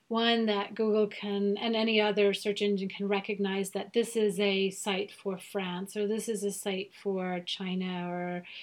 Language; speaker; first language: English; non-native, fluent; German